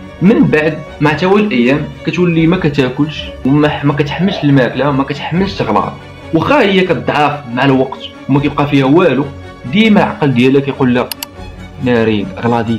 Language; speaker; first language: Arabic; native; Arabic